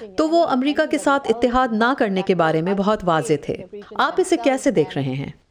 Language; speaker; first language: Urdu; native; Urdu